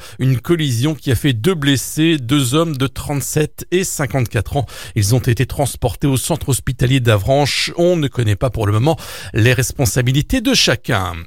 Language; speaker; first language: French; native; French